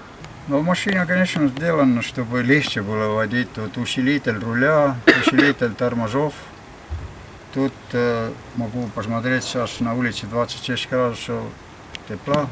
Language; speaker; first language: Russian; non-native, fluent; Estonian